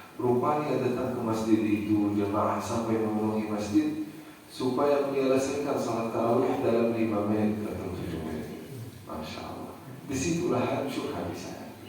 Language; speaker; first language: Indonesian; non-native, fluent; Arabic